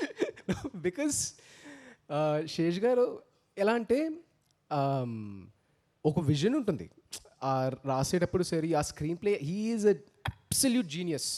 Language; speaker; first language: Telugu; early bilingual, heritage; Telugu